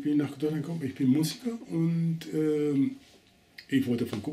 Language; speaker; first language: German; non-native, learner; Spanish